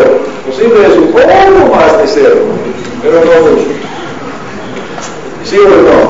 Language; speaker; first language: Spanish; non-native, learner; English